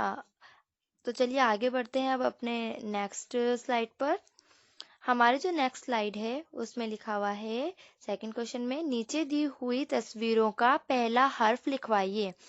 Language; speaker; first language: Hindi; native; Hindi